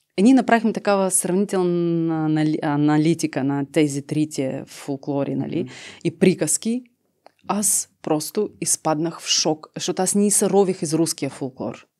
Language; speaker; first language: Bulgarian; early bilingual, heritage; Bulgarian